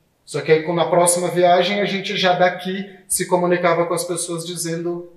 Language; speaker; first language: Portuguese; native; Portuguese